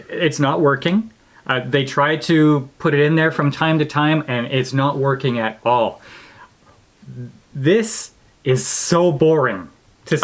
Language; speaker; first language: English; native; English